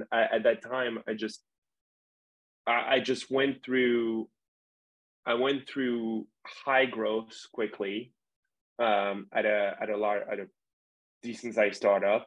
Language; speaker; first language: English; non-native, fluent; French